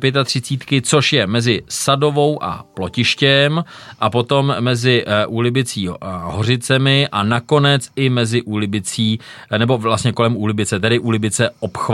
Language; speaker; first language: Czech; native; Czech